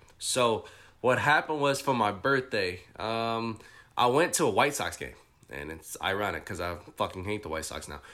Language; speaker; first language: English; native; English